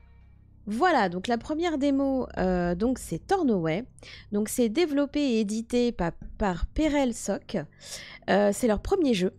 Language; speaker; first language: French; native; French